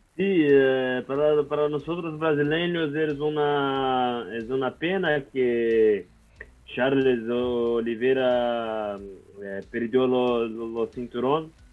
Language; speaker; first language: Spanish; non-native, learner; Portuguese